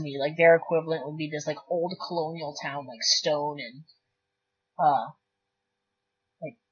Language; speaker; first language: English; native; English